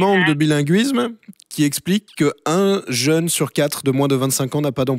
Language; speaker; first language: French; native; French